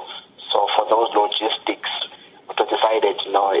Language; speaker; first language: English; non-native, local second language; Xhosa